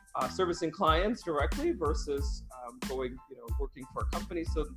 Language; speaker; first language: English; early bilingual, other home language; Russian